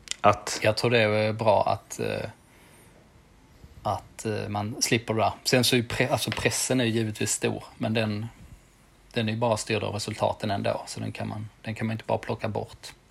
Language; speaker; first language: Swedish; native; Swedish